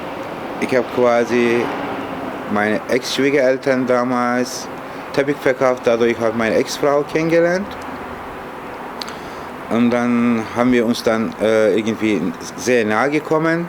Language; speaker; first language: German; non-native, fluent; Turkish